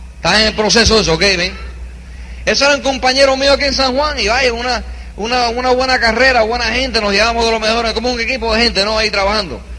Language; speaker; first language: Spanish; early bilingual, heritage; Spanish